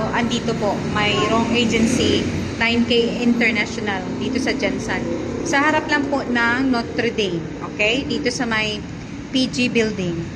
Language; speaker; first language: Filipino; non-native, local second language; Hiligaynon